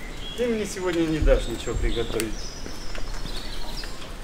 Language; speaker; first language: Russian; native; Russian